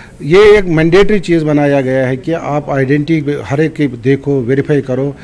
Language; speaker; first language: Urdu; non-native, local second language; Kashmiri